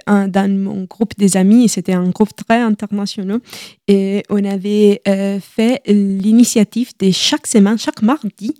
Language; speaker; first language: French; non-native, learner; Italian